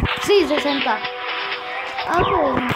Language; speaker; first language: Spanish; early bilingual, heritage; Spanish